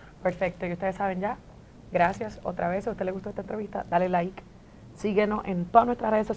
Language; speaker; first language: Spanish; native; Spanish